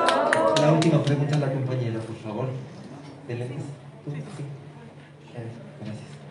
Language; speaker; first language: Spanish; native; Spanish